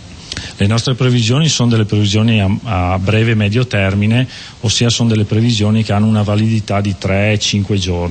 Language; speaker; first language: Italian; native; Italian